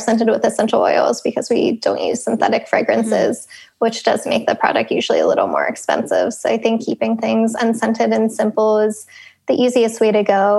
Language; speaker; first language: English; native; English